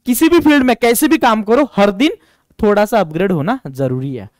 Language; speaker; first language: Hindi; non-native, local second language; Marathi